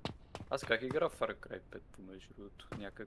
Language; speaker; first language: Bulgarian; native; Bulgarian